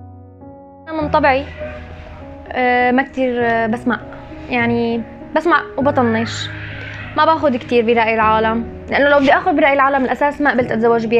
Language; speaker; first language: Arabic; native; Arabic